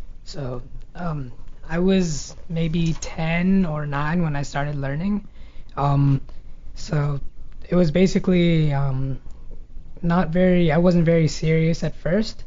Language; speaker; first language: English; early bilingual, other home language; Telugu